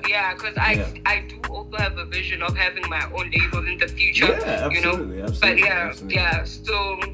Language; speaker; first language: English; non-native, local second language; Zulu